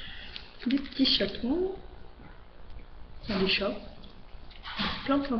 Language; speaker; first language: French; native; French